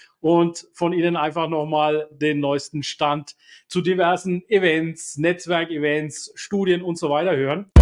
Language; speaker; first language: German; native; German